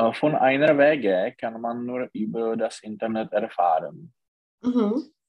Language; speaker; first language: German; non-native, learner; Czech